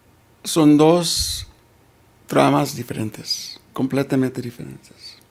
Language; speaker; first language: Spanish; early bilingual, heritage; Spanish